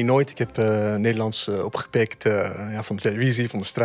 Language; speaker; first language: Dutch; non-native, fluent; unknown